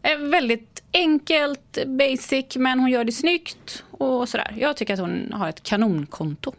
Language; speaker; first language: Swedish; native; Swedish